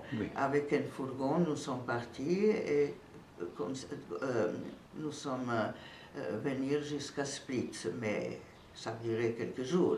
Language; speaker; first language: French; non-native, fluent; Serbian